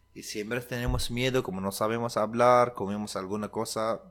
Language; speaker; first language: Spanish; non-native, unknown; Arabic